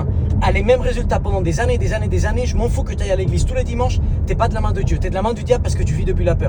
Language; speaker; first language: French; native; French